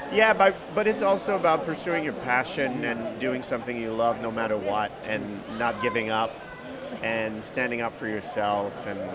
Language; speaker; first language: English; non-native, fluent; French